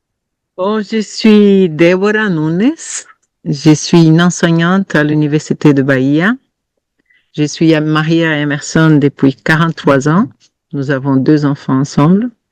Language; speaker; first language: French; non-native, fluent; Portuguese